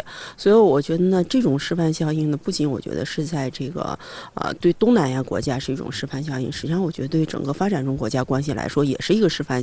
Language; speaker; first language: Chinese; native; Chinese